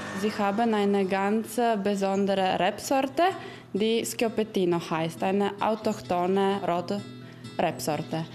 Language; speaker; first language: German; non-native, fluent; Italian